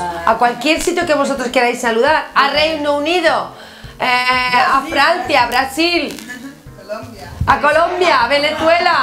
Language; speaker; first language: Spanish; native; Spanish